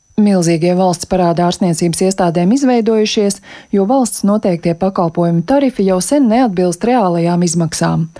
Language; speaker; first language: Latvian; native; Latvian